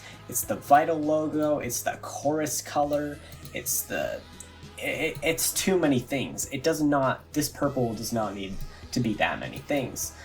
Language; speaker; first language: English; native; English